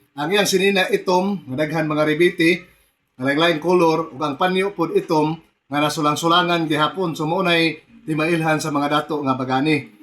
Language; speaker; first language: Cebuano; non-native, local second language; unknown